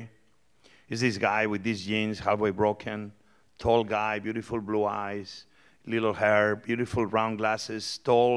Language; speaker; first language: English; non-native, fluent; Spanish